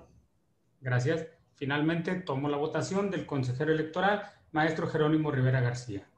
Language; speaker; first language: Spanish; native; Spanish